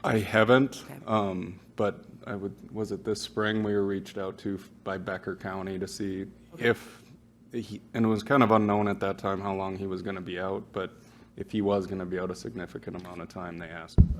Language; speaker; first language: English; native; English